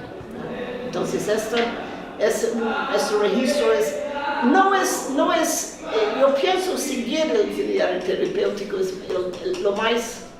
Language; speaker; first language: Spanish; non-native, fluent; English